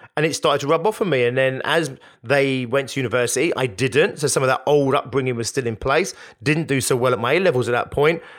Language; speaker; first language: English; native; English